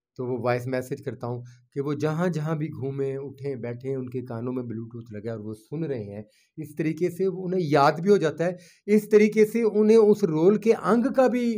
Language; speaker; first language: Urdu; non-native, local second language; Punjabi